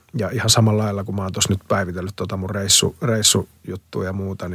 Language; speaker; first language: Finnish; early bilingual, other home language; Spanish